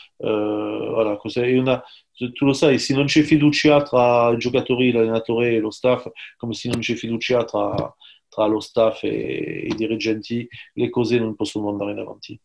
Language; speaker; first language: Italian; non-native, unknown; French